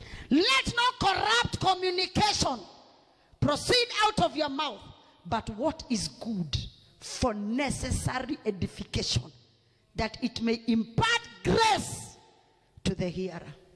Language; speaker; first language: English; non-native, local second language; Swahili